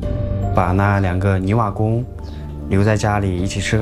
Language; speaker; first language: Chinese; native; Chinese